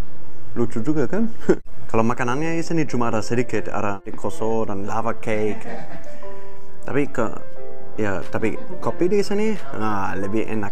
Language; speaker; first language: Indonesian; non-native, fluent; German